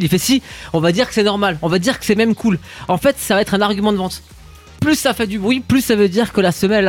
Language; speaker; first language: French; native; French